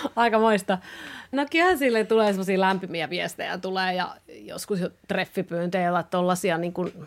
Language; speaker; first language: Finnish; native; Finnish